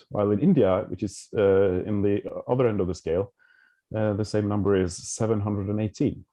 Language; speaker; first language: English; non-native, fluent; Norwegian